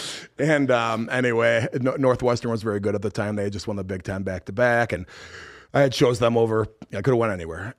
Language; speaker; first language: English; native; English